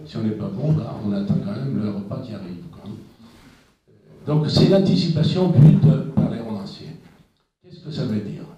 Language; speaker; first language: French; non-native, fluent; Italian